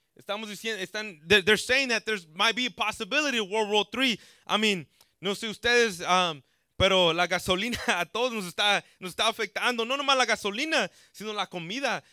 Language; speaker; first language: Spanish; early bilingual, heritage; Spanish